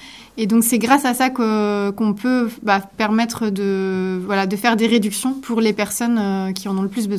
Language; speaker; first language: French; native; French